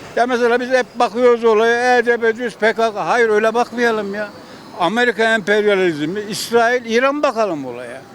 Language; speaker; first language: Turkish; native; Turkish